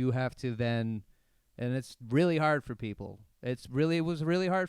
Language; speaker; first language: English; native; English